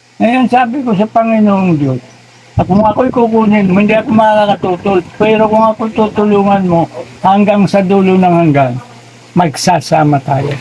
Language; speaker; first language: Filipino; non-native, local second language; Bikol